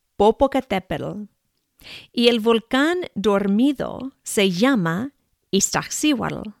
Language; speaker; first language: Spanish; non-native, fluent; English